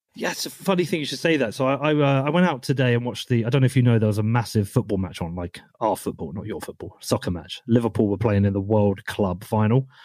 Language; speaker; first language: English; native; English